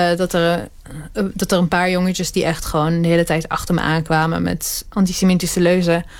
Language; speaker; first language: Dutch; early bilingual, other home language; Hebrew